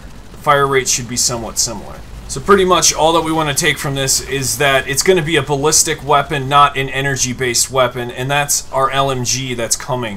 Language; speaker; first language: English; native; English